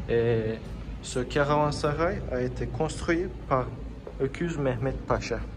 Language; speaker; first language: French; non-native, learner; Turkish